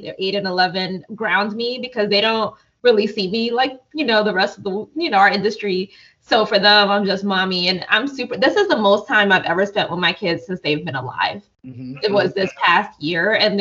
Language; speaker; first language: English; native; English